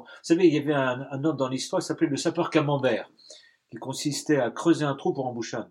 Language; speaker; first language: French; native; French